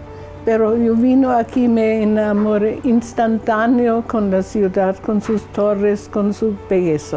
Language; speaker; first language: Spanish; non-native, fluent; German